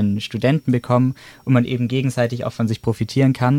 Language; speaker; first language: German; native; German